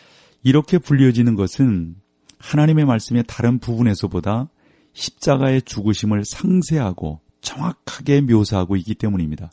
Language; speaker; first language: Korean; native; Korean